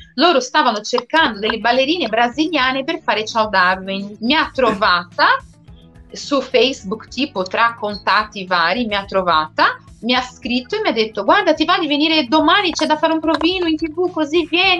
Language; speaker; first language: Italian; non-native, fluent; Portuguese